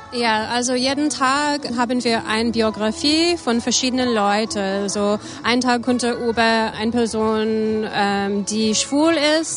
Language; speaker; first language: German; non-native, learner; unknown